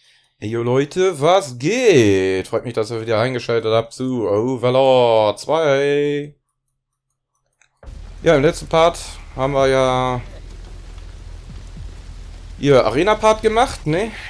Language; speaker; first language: German; native; German